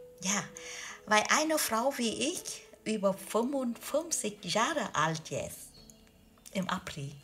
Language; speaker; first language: German; non-native, learner; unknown